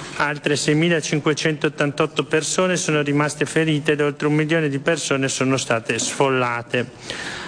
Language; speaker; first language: Italian; native; Italian